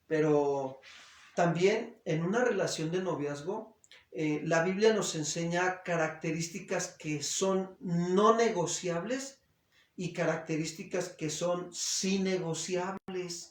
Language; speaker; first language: Spanish; native; Spanish